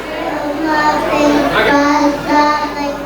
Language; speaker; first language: French; non-native, learner; Wolof